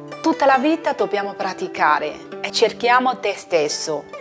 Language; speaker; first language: Italian; non-native, learner; Chinese